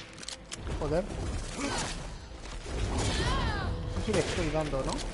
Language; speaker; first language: Spanish; native; Spanish